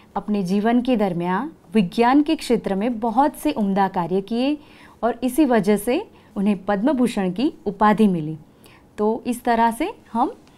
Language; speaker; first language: Hindi; non-native, local second language; Gujarati